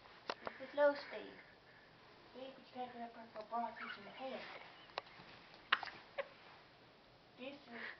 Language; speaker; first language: English; native; English